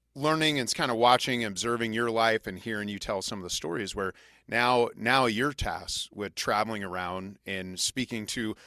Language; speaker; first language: English; native; English